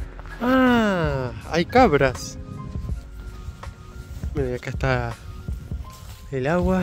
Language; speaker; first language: Spanish; native; Spanish